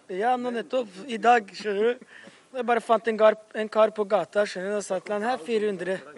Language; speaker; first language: Norwegian; early bilingual, other home language; Arabic